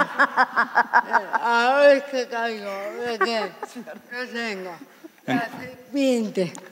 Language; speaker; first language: Spanish; native; Spanish